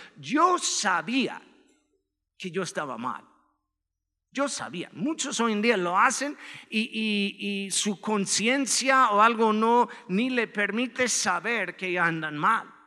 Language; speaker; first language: Spanish; non-native, fluent; English